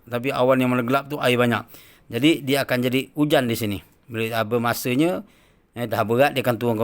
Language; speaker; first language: Malay; native; Malay